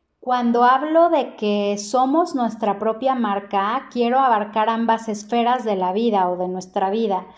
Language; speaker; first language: Spanish; native; Spanish